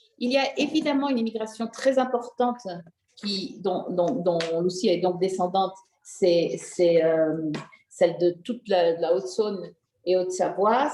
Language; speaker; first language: French; native; French